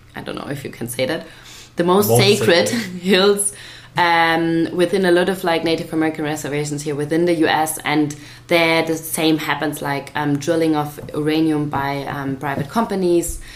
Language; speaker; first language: English; non-native, fluent; German